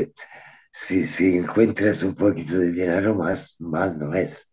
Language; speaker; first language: Spanish; non-native, fluent; Italian